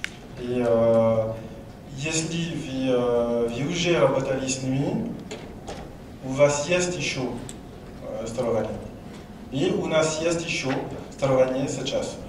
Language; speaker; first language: Russian; non-native, learner; French